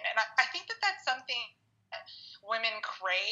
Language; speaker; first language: English; native; English